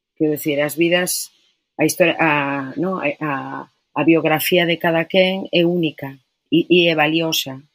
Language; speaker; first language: Galician; non-native, local second language; Spanish